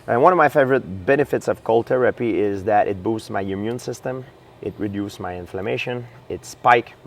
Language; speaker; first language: English; non-native, fluent; French